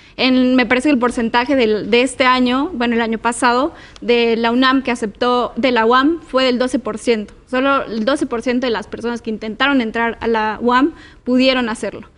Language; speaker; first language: Spanish; native; Spanish